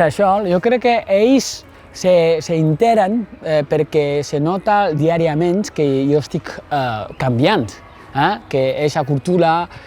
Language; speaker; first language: Catalan; non-native, fluent; Chinese